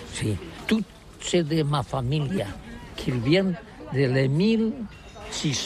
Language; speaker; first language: French; non-native, learner; Catalan